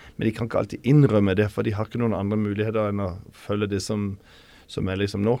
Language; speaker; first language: Norwegian; native; Norwegian